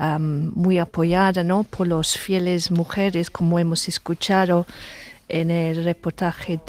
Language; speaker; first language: Spanish; non-native, fluent; English